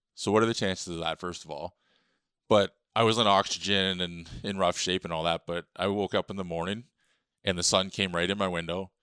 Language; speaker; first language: English; native; English